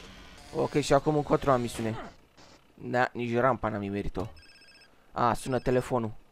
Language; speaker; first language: Romanian; native; Romanian